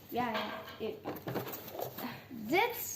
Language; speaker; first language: Dutch; early bilingual, other home language; Filipino